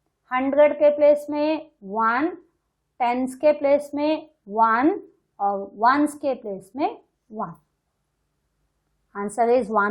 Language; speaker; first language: Hindi; non-native, local second language; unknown